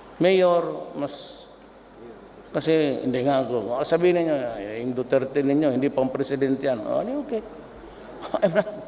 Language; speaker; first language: Filipino; non-native, local second language; Cebuano